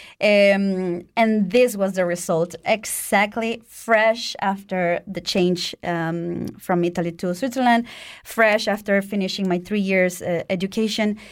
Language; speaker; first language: English; non-native, fluent; Spanish